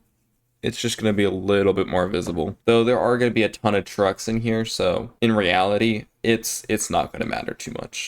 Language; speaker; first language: English; native; English